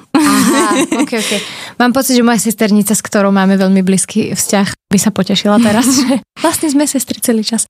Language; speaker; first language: Slovak; native; Slovak